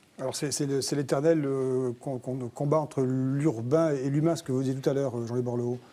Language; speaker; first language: French; native; French